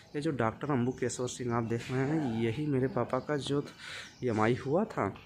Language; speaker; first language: Hindi; native; Hindi